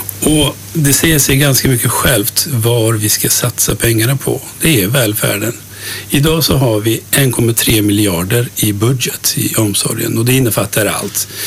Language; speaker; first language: Swedish; early bilingual, other home language; Turkish